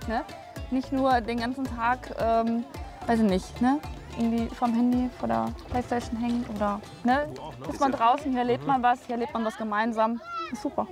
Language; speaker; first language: German; native; German